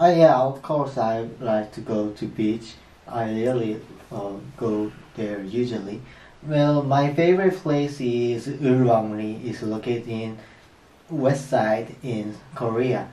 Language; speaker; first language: English; non-native, learner; Korean